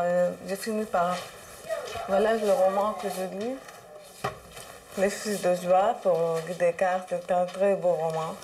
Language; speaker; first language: French; non-native, fluent; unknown